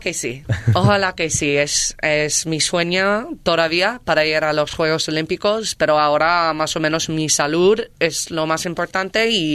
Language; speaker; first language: Spanish; non-native, learner; English